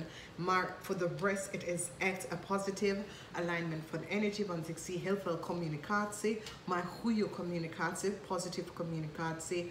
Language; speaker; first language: Dutch; non-native, fluent; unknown